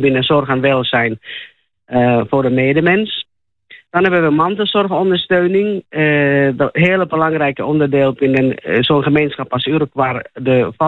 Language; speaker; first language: Dutch; non-native, fluent; Finnish